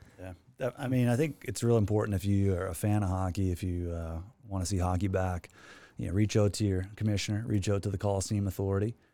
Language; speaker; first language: English; native; English